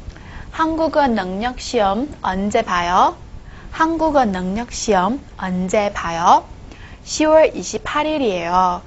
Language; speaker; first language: Korean; non-native, fluent; Chinese